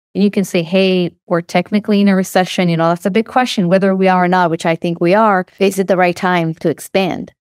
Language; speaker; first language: English; non-native, fluent; Hebrew